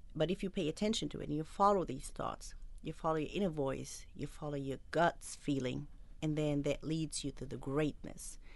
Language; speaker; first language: English; non-native, fluent; Arabic